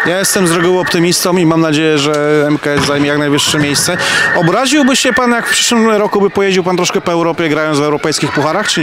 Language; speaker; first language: Polish; native; Polish